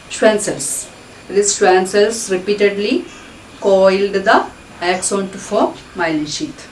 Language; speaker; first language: English; non-native, local second language; Malayalam